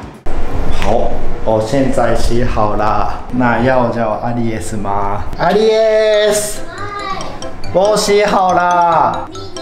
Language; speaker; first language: Chinese; non-native, fluent; Japanese